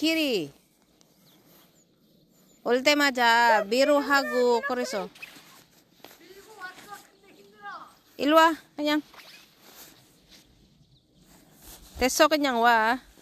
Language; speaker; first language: Korean; non-native, learner; Filipino